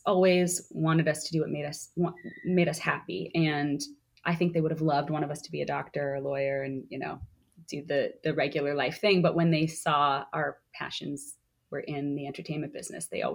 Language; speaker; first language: English; native; English